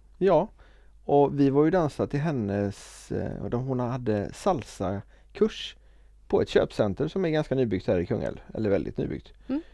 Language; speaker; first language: Swedish; native; Swedish